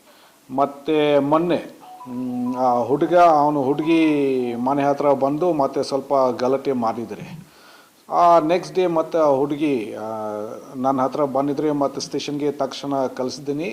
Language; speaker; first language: Kannada; non-native, fluent; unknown